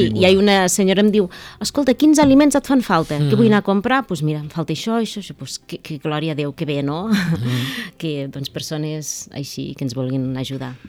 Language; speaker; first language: Catalan; native; Catalan